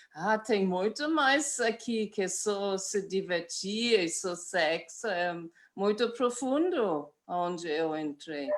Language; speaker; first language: Portuguese; non-native, fluent; German